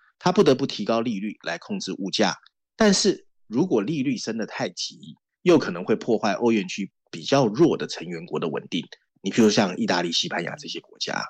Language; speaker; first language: Chinese; native; Chinese